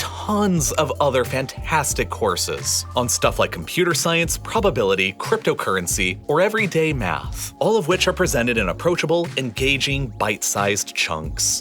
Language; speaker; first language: English; native; English